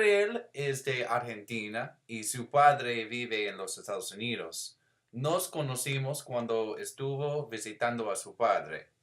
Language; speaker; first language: Spanish; non-native, learner; English